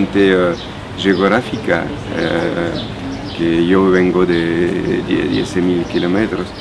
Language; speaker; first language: Spanish; non-native, fluent; French